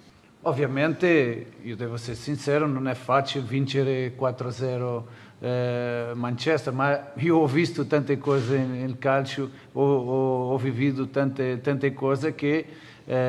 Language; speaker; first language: Italian; non-native, fluent; Portuguese